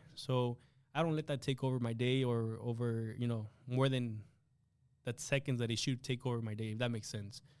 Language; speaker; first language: English; early bilingual, other home language; Spanish